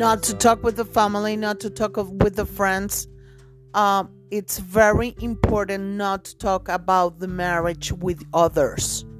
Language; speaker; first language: English; non-native, fluent; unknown